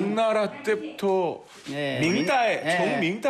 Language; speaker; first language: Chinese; non-native, learner; Korean